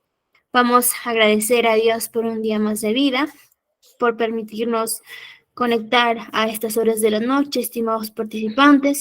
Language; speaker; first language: Spanish; native; Spanish